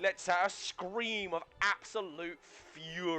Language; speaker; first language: English; native; English